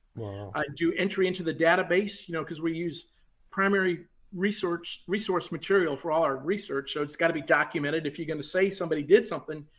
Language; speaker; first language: English; native; English